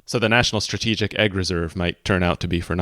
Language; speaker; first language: English; native; English